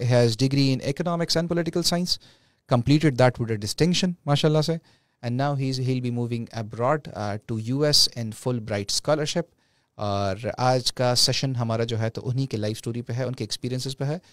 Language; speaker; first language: English; non-native, local second language; Pashto